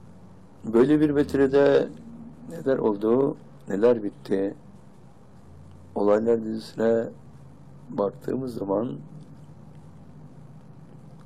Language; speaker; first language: Turkish; native; Turkish